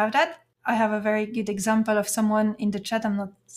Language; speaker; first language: English; non-native, fluent; French